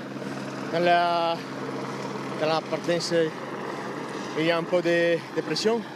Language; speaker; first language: French; non-native, learner; Italian